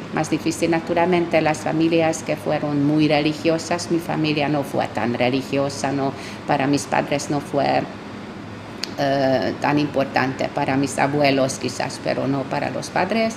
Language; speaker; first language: Spanish; non-native, fluent; Hungarian